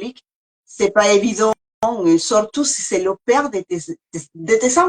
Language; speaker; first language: French; non-native, learner; Spanish